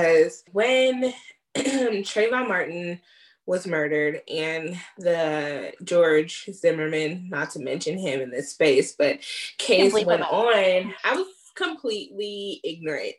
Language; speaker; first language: English; native; English